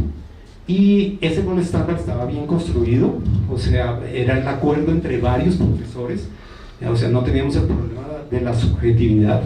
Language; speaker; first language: Spanish; native; Spanish